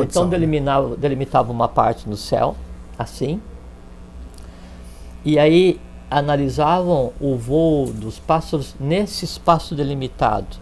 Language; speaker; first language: Portuguese; native; Portuguese